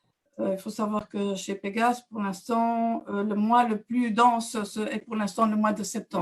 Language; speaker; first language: French; native; French